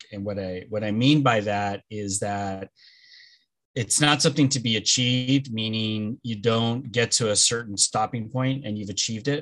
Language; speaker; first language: English; early bilingual, other home language; Spanish